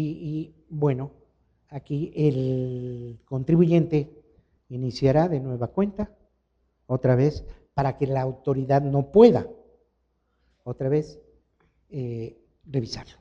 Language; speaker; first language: Spanish; native; Spanish